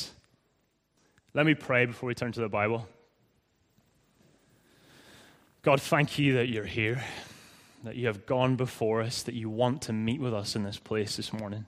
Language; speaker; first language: English; native; English